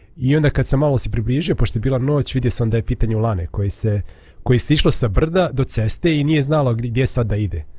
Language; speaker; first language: Bosnian; native; Bosnian